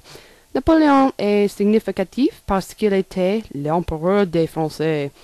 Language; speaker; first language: French; non-native, learner; English